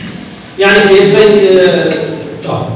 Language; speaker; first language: Arabic; native; Arabic